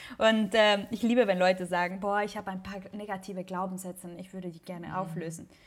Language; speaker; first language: German; non-native, fluent; Spanish